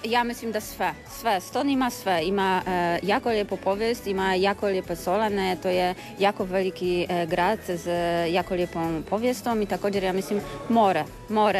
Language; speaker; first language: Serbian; non-native, learner; Polish